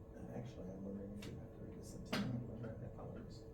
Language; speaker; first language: English; native; English